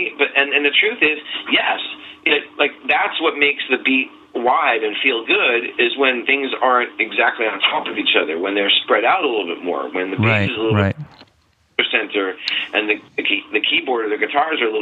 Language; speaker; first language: English; native; English